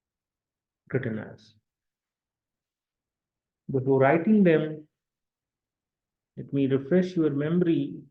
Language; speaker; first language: English; non-native, local second language; Kashmiri